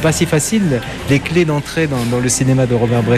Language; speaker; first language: French; native; French